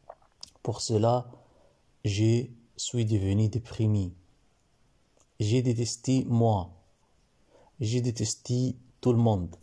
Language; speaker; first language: French; non-native, learner; Arabic